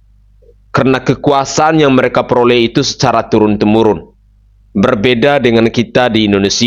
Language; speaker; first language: Indonesian; native; Indonesian